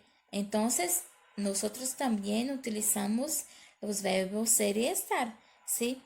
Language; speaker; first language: Spanish; non-native, learner; Portuguese